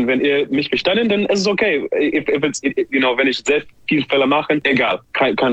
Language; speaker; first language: German; non-native, learner; English